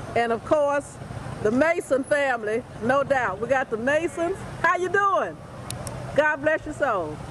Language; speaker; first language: English; native; English